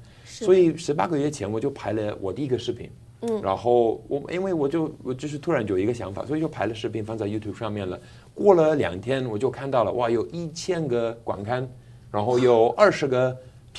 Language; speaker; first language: Chinese; non-native, fluent; English